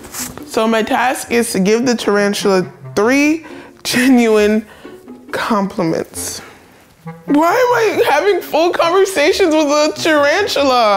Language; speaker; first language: English; native; English